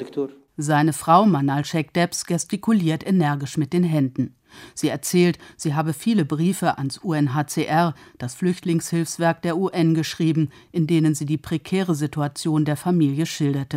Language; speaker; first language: German; native; German